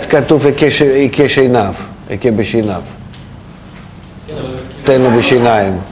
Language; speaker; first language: Hebrew; non-native, fluent; Russian